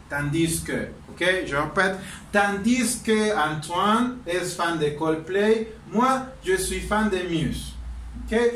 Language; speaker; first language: French; non-native, learner; Spanish